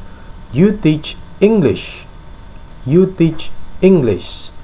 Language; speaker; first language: English; non-native, fluent; Indonesian